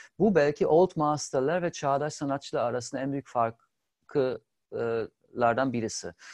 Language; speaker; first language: Turkish; non-native, fluent; German